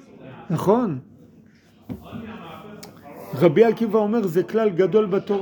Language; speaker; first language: Hebrew; non-native, fluent; English